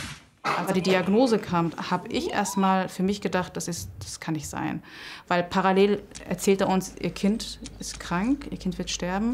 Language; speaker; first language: German; native; German